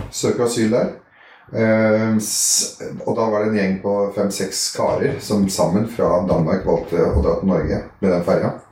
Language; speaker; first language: Norwegian; early bilingual, other home language; Arabic